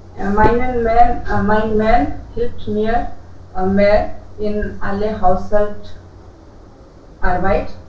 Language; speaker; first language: German; non-native, learner; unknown